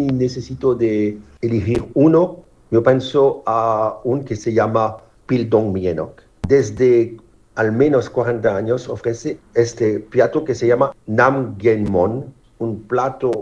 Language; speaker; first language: Spanish; non-native, fluent; French